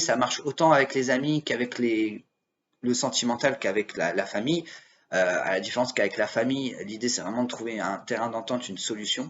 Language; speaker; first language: French; native; French